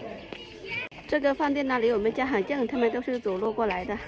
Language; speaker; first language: Chinese; non-native, fluent; Lao